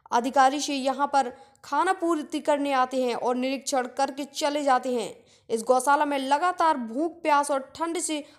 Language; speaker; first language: Hindi; native; Hindi